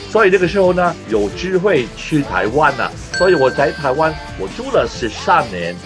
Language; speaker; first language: Chinese; non-native, local second language; Cantonese